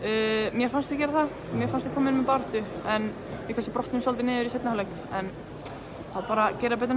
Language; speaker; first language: Icelandic; native; Icelandic